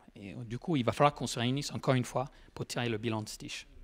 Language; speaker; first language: French; non-native, fluent; English